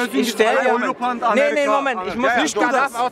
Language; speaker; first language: German; native; German